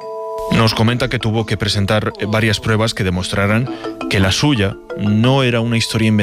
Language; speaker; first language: Spanish; native; Spanish